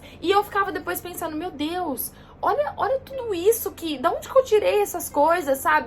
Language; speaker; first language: Portuguese; native; Portuguese